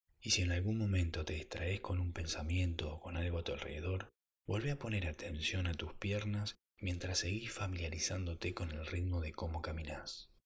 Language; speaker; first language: Spanish; native; Spanish